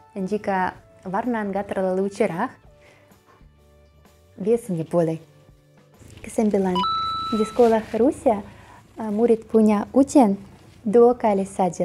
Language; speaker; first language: Indonesian; non-native, learner; Russian